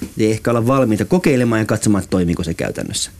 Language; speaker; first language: Finnish; native; Finnish